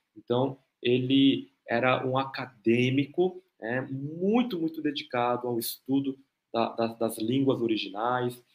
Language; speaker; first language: Portuguese; non-native, fluent; Korean